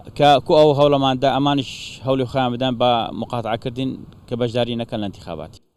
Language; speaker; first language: Central Kurdish; non-native, local second language; Assyrian Neo-Aramaic